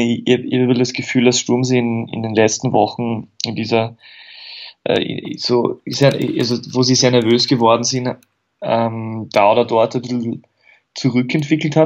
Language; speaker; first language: German; native; German